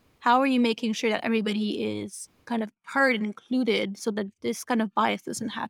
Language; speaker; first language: English; non-native, fluent; French